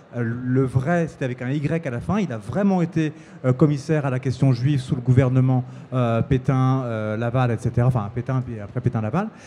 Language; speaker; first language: French; native; French